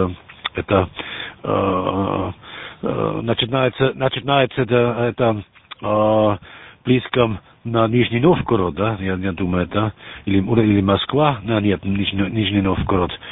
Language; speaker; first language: Russian; non-native, learner; German